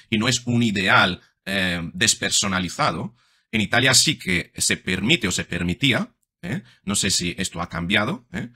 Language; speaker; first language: Spanish; non-native, fluent; Italian